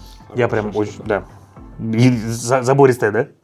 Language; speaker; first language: Russian; native; Russian